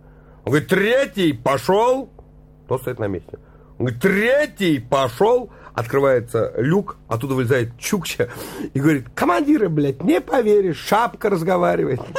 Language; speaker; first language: Russian; native; Russian